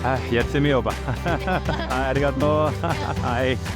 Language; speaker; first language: Japanese; non-native, learner; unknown